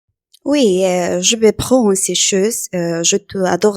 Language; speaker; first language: French; non-native, learner; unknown